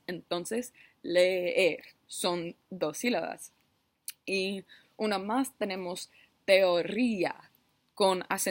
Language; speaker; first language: Spanish; non-native, learner; English